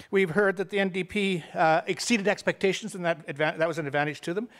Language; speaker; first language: English; native; English